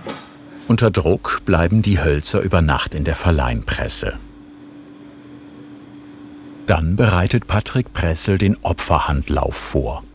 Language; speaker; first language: German; native; German